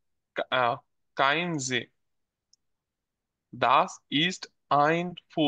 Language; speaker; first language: German; non-native, learner; Bangla